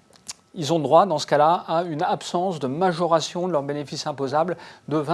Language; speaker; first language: French; native; French